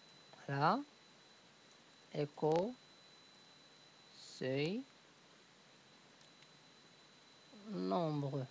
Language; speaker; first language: French; native; French